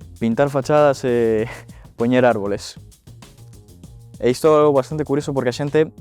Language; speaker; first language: Galician; early bilingual, other home language; Spanish